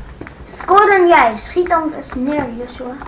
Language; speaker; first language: Dutch; non-native, learner; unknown